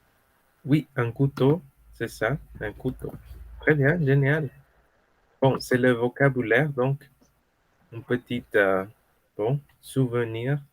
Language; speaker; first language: French; non-native, fluent; Spanish